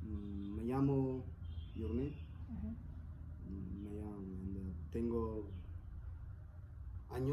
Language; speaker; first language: Spanish; non-native, learner; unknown